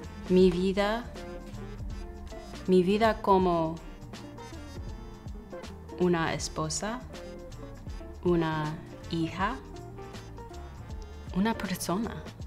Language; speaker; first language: Spanish; non-native, learner; English